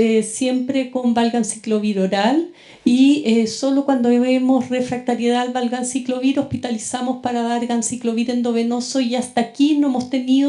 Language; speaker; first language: Spanish; native; Spanish